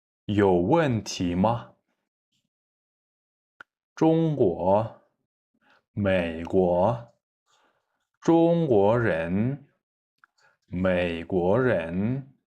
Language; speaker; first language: Chinese; non-native, fluent; Kyrgyz